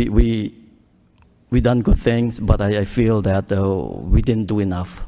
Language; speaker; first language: English; early bilingual, other home language; Khmer